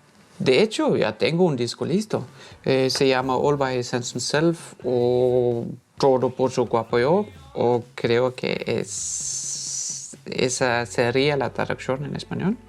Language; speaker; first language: Spanish; non-native, fluent; Norwegian